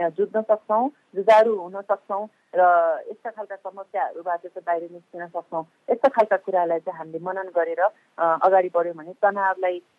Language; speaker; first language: Nepali; native; Nepali